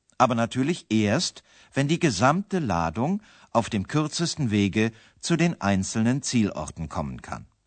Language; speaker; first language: German; native; German